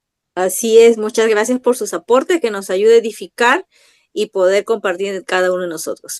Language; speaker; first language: Spanish; native; Spanish